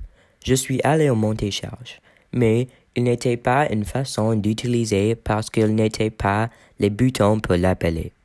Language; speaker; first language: French; non-native, learner; English